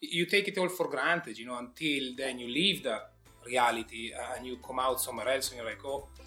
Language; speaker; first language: English; non-native, fluent; Italian